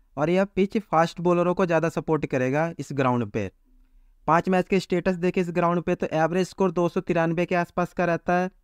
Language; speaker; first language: Hindi; native; Hindi